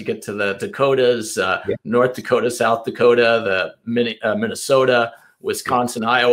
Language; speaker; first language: English; native; English